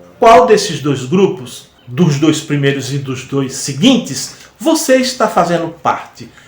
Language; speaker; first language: Portuguese; native; Portuguese